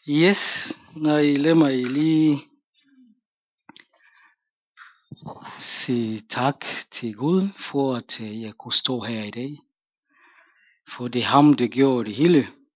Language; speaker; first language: Danish; non-native, fluent; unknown